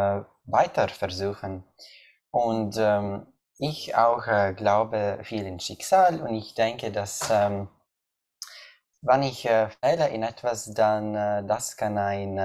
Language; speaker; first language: German; non-native, learner; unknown